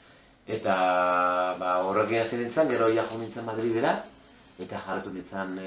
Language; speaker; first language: Basque; non-native, local second language; Spanish